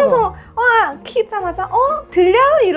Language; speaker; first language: Korean; non-native, fluent; Chinese